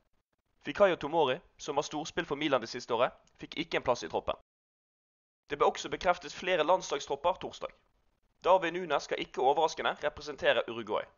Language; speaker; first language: Norwegian; native; Norwegian